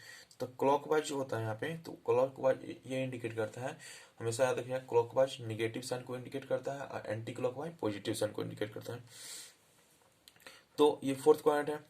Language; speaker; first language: Hindi; native; Hindi